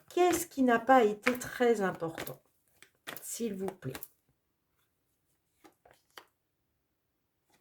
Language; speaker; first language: French; native; French